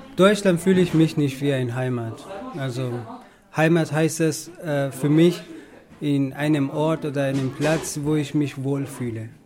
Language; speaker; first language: German; non-native, fluent; Persian